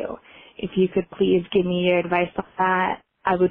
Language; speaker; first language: English; native; English